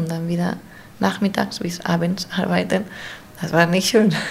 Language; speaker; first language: German; non-native, learner; Spanish